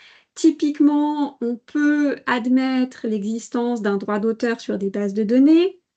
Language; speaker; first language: French; native; French